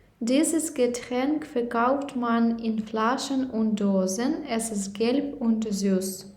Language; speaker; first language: German; non-native, fluent; Ukrainian